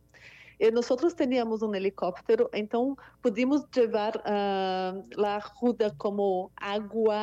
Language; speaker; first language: Spanish; non-native, fluent; Portuguese